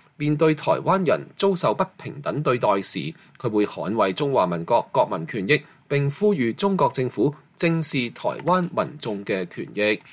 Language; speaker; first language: Chinese; non-native, local second language; Cantonese